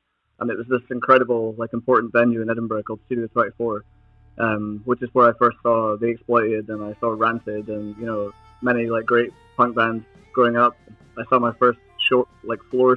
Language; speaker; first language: English; native; English